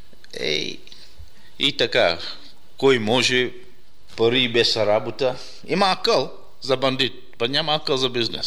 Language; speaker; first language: Bulgarian; non-native, learner; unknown